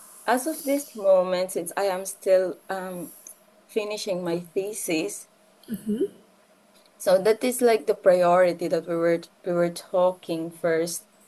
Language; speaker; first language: English; non-native, local second language; Filipino